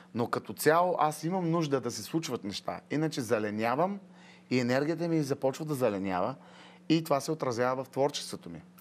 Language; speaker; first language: Bulgarian; native; Bulgarian